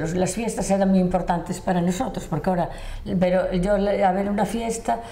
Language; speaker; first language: Spanish; non-native, local second language; Galician